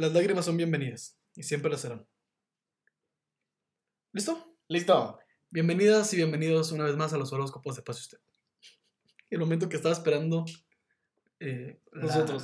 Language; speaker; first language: Spanish; native; Spanish